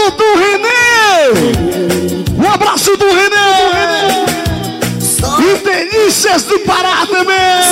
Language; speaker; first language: Portuguese; native; Portuguese